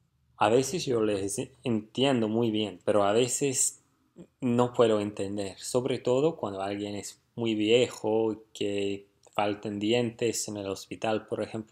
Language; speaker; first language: Spanish; non-native, fluent; English